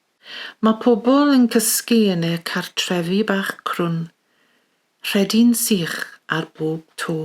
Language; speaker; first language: Welsh; native; Welsh